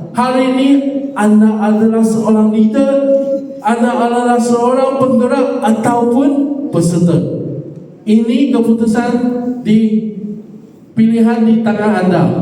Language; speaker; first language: Malay; non-native, local second language; Chinese